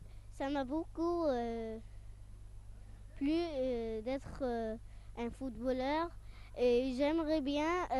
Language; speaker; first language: French; non-native, local second language; Arabic